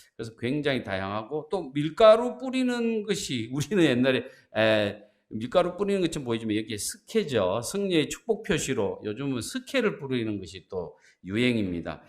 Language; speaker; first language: Korean; native; Korean